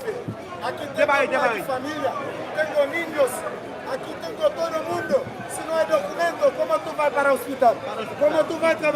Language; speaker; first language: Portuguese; non-native, learner; Haitian Creole